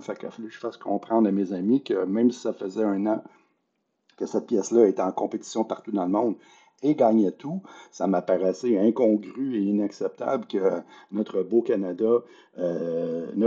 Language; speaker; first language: French; native; French